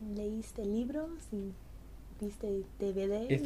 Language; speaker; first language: Spanish; non-native, learner; English